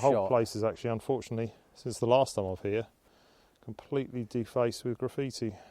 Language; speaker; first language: English; native; English